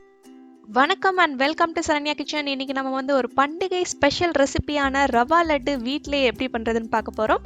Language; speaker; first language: Tamil; native; Tamil